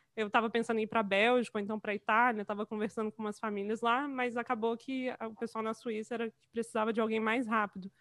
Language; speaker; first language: Portuguese; native; Portuguese